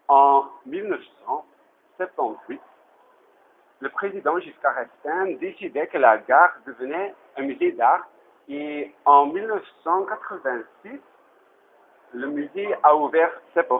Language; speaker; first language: French; non-native, learner; Dutch